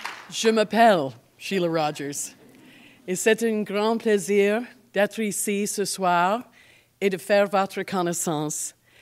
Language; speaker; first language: French; non-native, learner; English